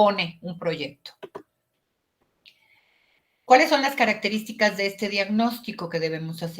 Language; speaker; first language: Spanish; native; Spanish